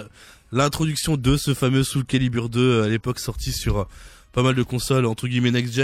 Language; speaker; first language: French; native; French